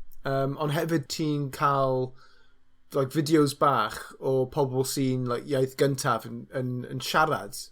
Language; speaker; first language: Welsh; non-native, learner; English